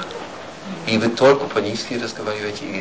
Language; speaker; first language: Russian; non-native, learner; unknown